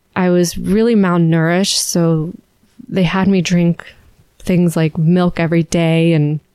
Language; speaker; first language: English; native; English